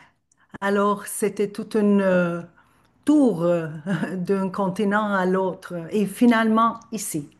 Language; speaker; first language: French; non-native, fluent; Turkish